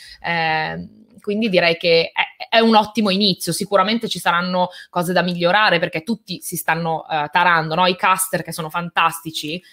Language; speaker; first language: Italian; early bilingual, other home language; Albanian